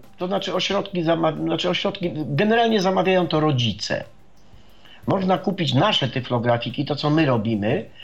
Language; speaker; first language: Polish; native; Polish